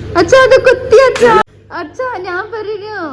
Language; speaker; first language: Malayalam; non-native, learner; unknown